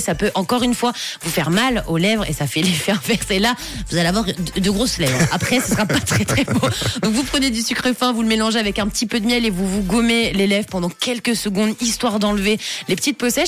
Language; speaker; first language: French; native; French